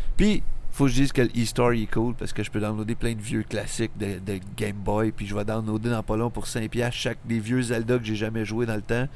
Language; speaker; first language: French; native; French